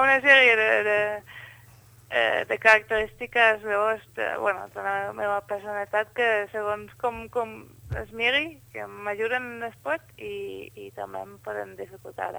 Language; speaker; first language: Catalan; non-native, fluent; Dutch